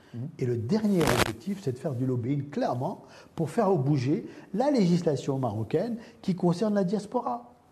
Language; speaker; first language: French; early bilingual, other home language; Arabic